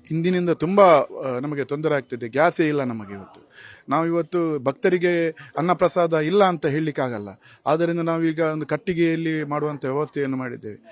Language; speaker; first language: Kannada; native; Kannada